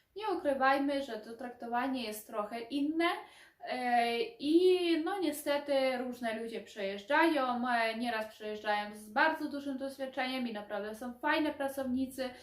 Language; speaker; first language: Polish; non-native, fluent; Ukrainian